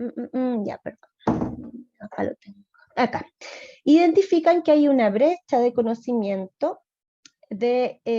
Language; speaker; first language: Spanish; native; Spanish